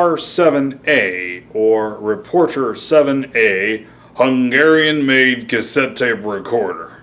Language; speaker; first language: English; native; English